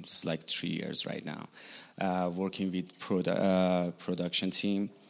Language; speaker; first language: English; non-native, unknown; Persian